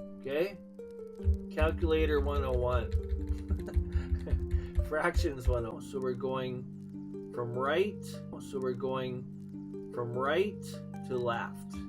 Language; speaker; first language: English; native; English